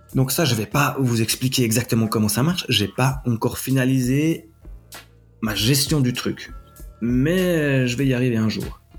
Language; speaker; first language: French; native; French